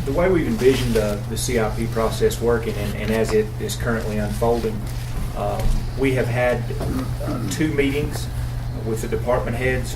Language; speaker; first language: English; native; English